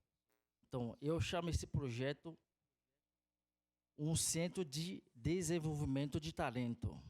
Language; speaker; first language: Portuguese; non-native, fluent; Haitian Creole